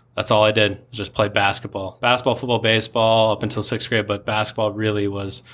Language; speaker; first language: English; native; English